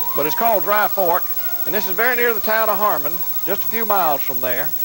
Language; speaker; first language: English; native; English